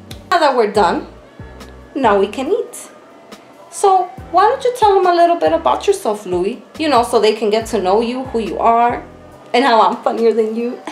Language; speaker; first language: English; early bilingual, other home language; Spanish